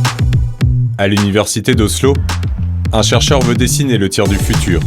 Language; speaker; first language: French; native; French